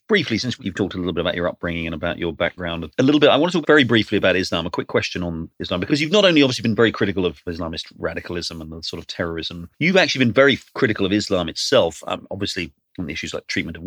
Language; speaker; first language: English; native; English